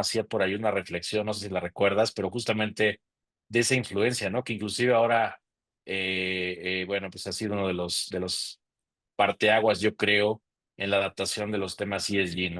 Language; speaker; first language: Spanish; native; Spanish